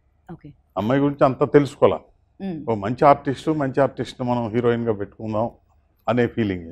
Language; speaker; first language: Telugu; native; Telugu